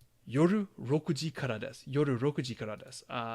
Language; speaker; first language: Japanese; non-native, fluent; English